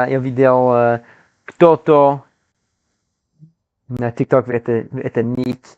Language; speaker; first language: Russian; non-native, learner; English